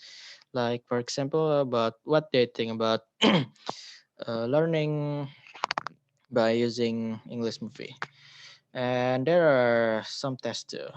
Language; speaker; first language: English; non-native, learner; Indonesian